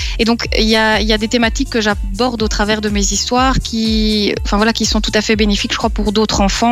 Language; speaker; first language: French; native; French